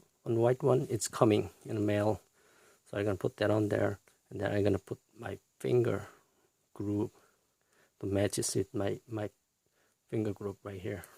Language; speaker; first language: English; non-native, fluent; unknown